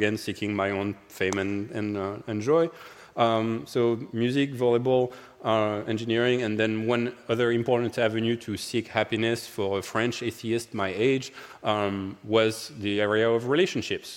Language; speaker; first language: English; non-native, fluent; French